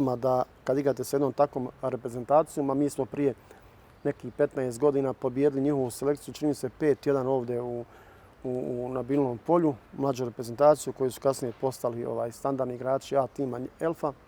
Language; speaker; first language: Bosnian; native; Bosnian